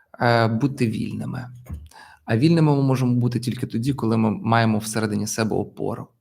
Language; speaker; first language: Ukrainian; non-native, local second language; Russian